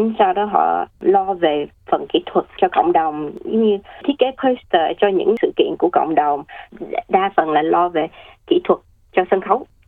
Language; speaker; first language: Vietnamese; early bilingual, heritage; Vietnamese